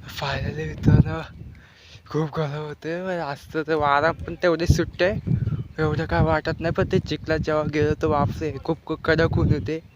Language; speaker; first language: Marathi; native; Marathi